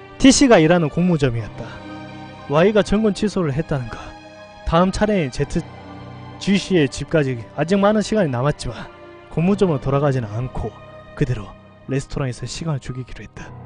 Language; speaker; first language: Korean; native; Korean